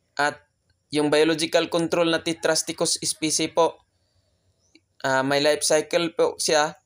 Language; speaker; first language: Filipino; non-native, local second language; Cebuano